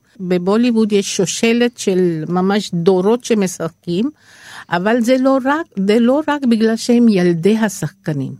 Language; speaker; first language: Hebrew; non-native, fluent; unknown